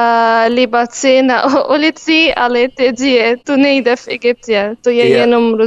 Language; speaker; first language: Czech; non-native, learner; Arabic